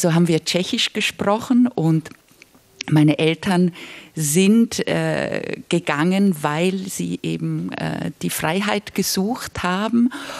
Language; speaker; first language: German; native; German